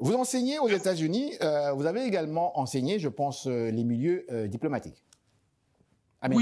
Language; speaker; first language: French; non-native, local second language; Lingala